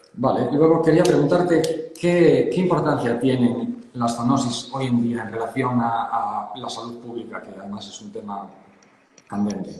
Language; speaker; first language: Spanish; native; Spanish